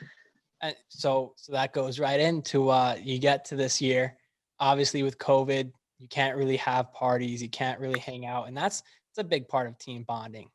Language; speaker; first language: English; native; English